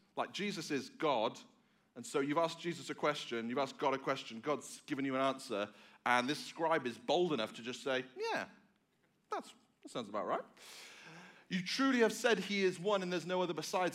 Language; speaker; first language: English; native; English